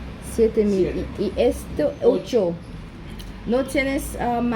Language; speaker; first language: Spanish; non-native, learner; English